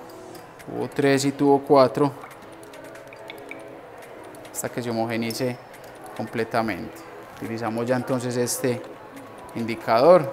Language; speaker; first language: Spanish; native; Spanish